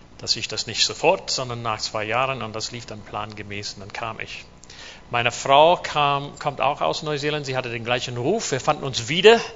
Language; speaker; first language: German; non-native, fluent; English